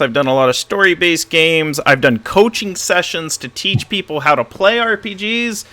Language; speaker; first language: English; native; English